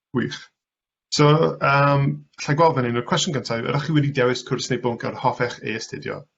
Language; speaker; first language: Welsh; non-native, local second language; English